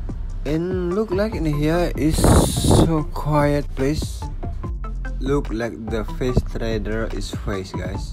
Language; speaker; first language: English; non-native, learner; Indonesian